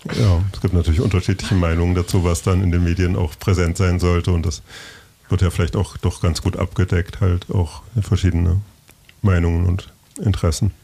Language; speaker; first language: German; native; German